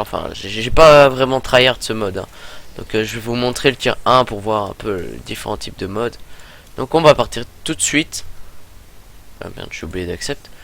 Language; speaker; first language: French; native; French